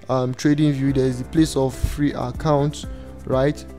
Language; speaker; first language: English; non-native, local second language; Yoruba